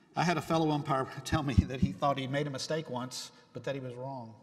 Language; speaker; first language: English; native; English